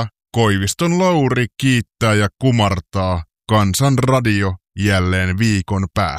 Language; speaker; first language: Finnish; native; Finnish